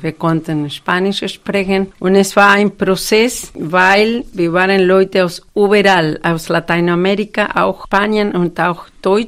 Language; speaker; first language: German; non-native, fluent; Spanish